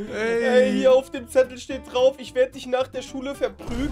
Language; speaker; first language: German; native; German